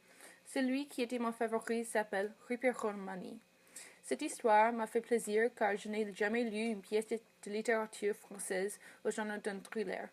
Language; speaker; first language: French; non-native, fluent; English